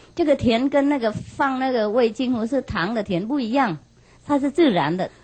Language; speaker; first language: Chinese; non-native, fluent; Vietnamese